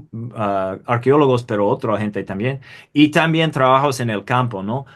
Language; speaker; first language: Spanish; non-native, fluent; English